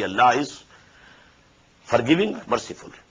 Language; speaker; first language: English; non-native, local second language; Urdu